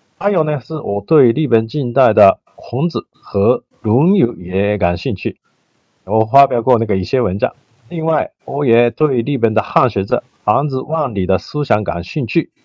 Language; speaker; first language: Chinese; non-native, fluent; Japanese